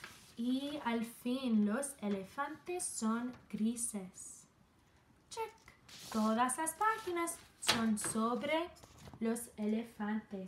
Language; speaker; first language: Spanish; non-native, fluent; English